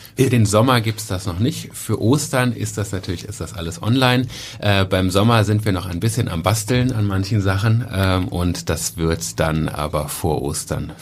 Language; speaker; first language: German; native; German